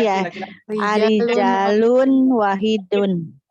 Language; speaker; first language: Arabic; non-native, learner; Indonesian